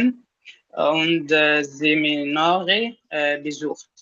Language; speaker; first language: German; non-native, learner; Arabic